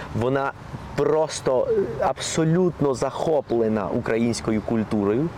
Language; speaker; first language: Ukrainian; non-native, fluent; Spanish